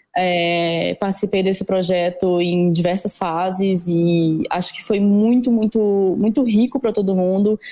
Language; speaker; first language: Portuguese; native; Portuguese